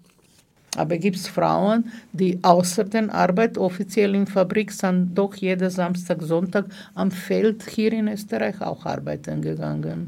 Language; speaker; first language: German; non-native, fluent; Serbian